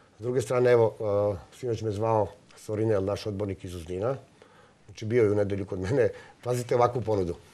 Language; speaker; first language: Serbian; non-native, local second language; Slovak